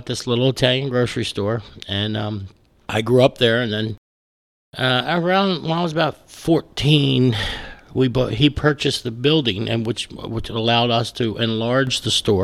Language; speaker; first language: English; native; English